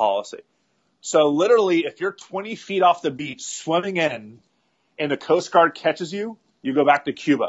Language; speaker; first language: English; native; English